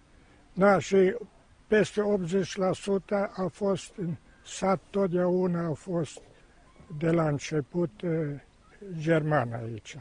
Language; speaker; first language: Romanian; non-native, local second language; German